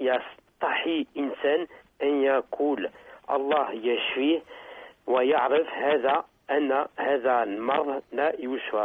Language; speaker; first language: Arabic; non-native, learner; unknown